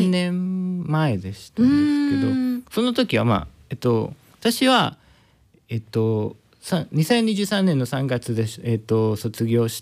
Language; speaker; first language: Japanese; non-native, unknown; Spanish